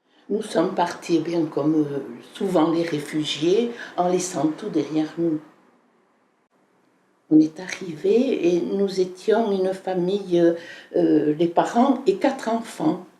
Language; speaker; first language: French; early bilingual, other home language; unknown